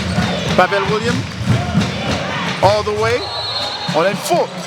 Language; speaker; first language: French; native; French